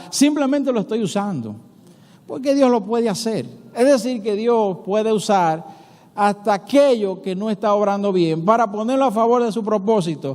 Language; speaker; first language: Spanish; native; Spanish